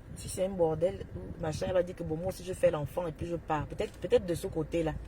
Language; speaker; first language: French; native; French